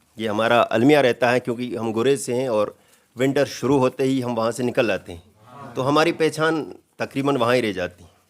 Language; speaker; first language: Urdu; non-native, local second language; Shina